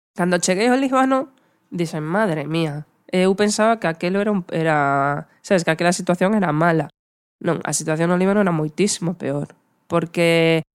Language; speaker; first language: Galician; non-native, local second language; Spanish